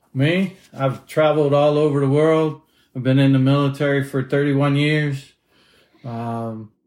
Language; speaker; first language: English; native; English